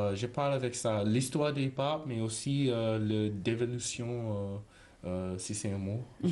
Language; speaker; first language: French; non-native, learner; English